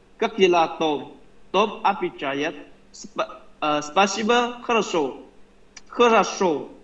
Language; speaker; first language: Russian; non-native, learner; Vietnamese